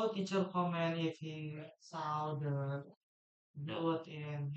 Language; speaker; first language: English; non-native, learner; Indonesian